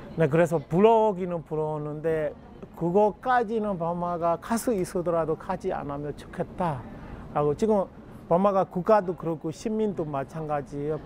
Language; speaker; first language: Korean; non-native, fluent; Burmese